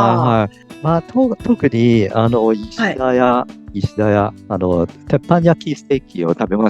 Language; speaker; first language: Japanese; non-native, fluent; Cantonese